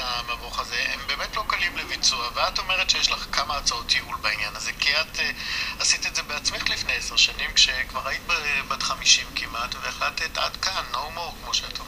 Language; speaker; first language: Hebrew; native; Hebrew